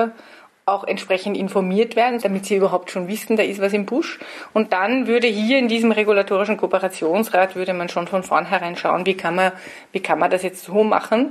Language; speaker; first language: German; native; German